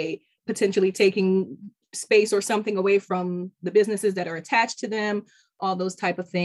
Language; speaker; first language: English; native; English